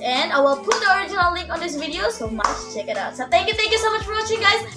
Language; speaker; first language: English; non-native, local second language; Cebuano